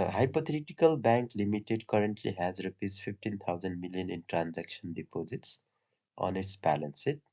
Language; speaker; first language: English; non-native, local second language; Nepali